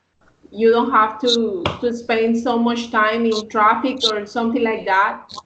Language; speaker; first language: English; non-native, learner; Spanish